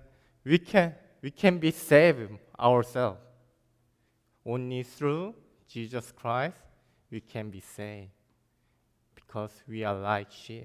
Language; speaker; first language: English; non-native, learner; Korean